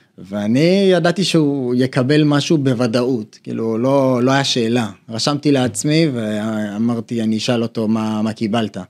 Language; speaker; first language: Hebrew; early bilingual, other home language; Amharic